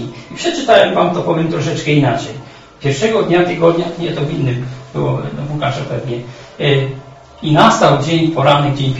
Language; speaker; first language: Polish; native; Polish